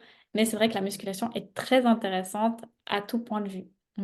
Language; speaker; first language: French; native; French